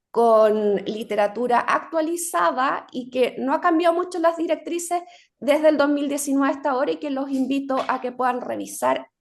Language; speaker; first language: Spanish; native; Spanish